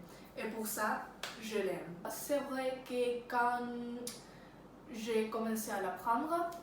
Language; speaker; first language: French; non-native, learner; Spanish